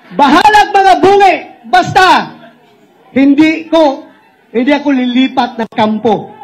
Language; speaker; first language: Filipino; non-native, local second language; Cebuano